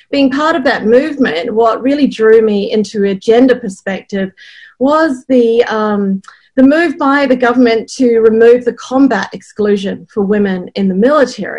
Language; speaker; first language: English; native; English